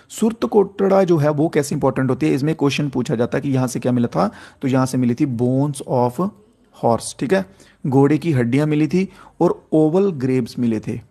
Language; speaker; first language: Hindi; native; Hindi